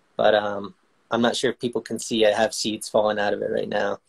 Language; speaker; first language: English; native; English